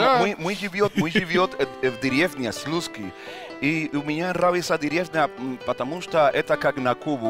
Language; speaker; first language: Russian; non-native, learner; Spanish